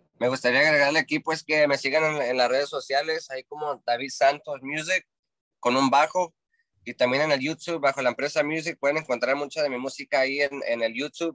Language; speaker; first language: Spanish; early bilingual, heritage; Spanish